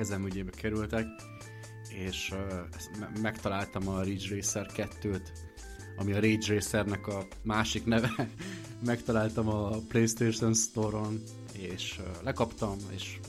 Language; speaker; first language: Hungarian; native; Hungarian